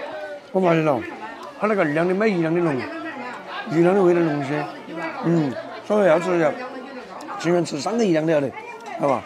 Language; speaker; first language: Chinese; native; Chinese